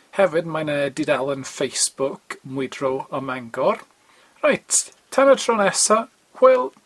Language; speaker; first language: Welsh; native; Welsh